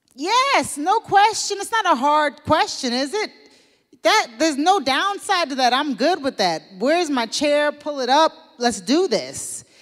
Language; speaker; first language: English; native; English